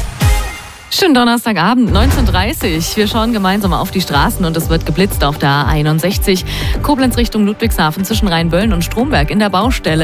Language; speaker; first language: German; native; German